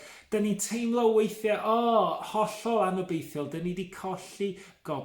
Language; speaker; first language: Welsh; native; Welsh